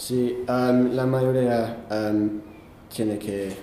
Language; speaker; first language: Spanish; non-native, fluent; English